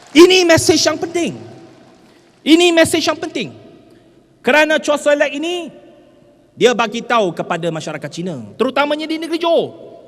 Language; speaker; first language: Malay; non-native, local second language; Chinese